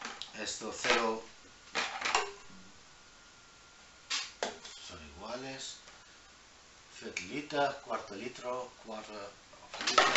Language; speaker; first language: Spanish; early bilingual, heritage; Spanish